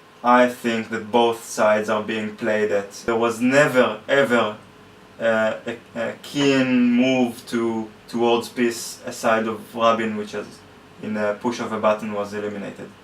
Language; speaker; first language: English; non-native, fluent; Hebrew